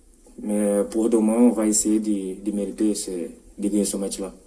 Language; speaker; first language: French; non-native, fluent; Portuguese